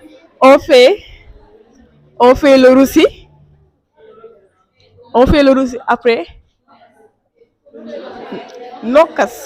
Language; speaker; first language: French; non-native, local second language; Wolof